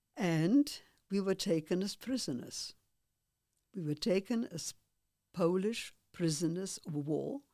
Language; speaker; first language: English; non-native, fluent; Polish